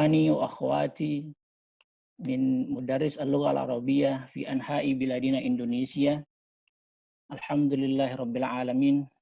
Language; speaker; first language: Arabic; non-native, fluent; Indonesian